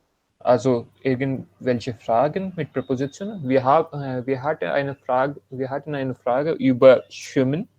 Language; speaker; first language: German; non-native, learner; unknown